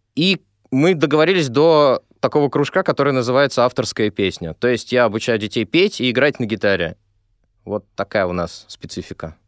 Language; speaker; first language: Russian; native; Russian